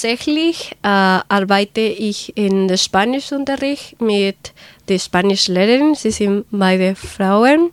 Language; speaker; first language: German; non-native, learner; Spanish